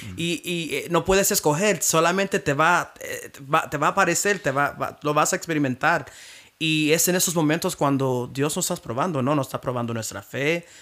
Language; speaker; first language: Spanish; early bilingual, heritage; Spanish